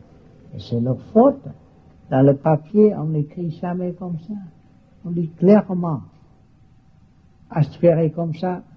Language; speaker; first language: French; non-native, learner; Vietnamese